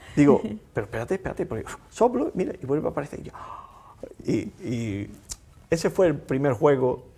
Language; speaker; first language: Spanish; native; Spanish